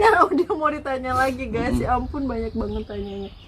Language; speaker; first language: Indonesian; non-native, local second language; Minangkabau